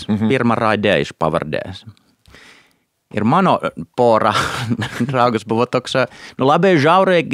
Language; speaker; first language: Lithuanian; non-native, fluent; Finnish